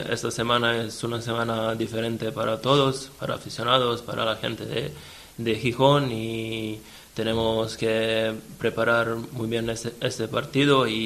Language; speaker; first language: Spanish; non-native, fluent; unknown